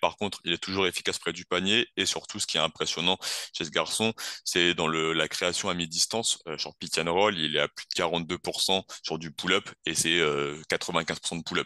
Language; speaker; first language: French; native; French